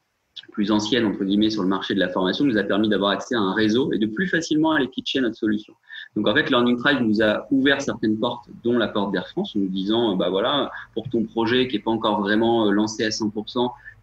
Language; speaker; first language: French; native; French